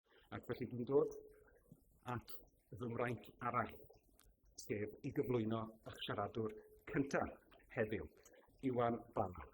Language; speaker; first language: Welsh; native; Welsh